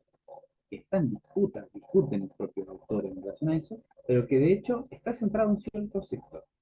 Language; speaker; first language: Spanish; native; Spanish